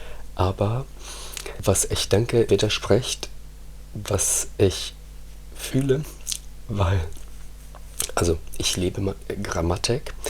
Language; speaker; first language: German; non-native, fluent; Italian